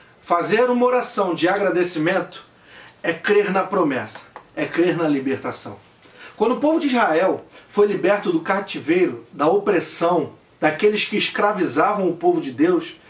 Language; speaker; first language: Portuguese; native; Portuguese